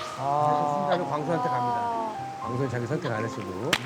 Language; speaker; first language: Korean; native; Korean